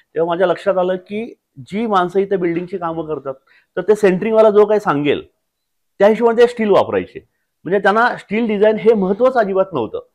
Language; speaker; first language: Marathi; native; Marathi